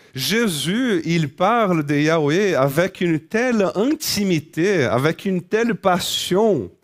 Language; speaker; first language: French; non-native, fluent; Portuguese